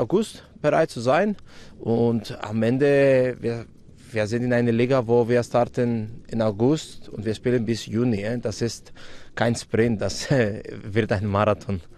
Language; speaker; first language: German; non-native, fluent; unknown